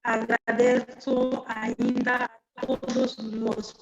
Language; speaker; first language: Spanish; non-native, fluent; Portuguese